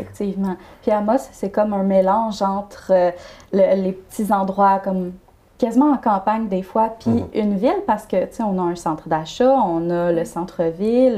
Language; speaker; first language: French; native; French